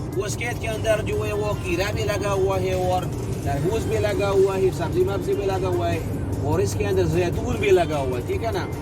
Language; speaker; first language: Urdu; non-native, local second language; Pashto